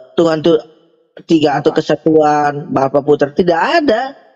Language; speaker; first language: Indonesian; native; Indonesian